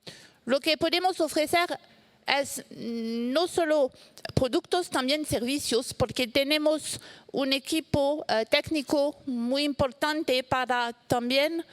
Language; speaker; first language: Spanish; non-native, fluent; French